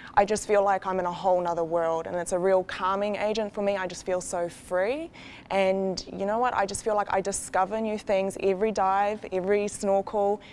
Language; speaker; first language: English; native; English